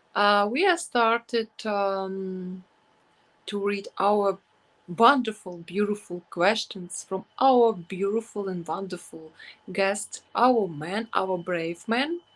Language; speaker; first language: English; non-native, learner; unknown